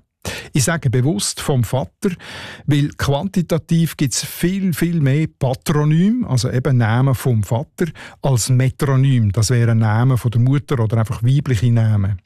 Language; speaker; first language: German; native; German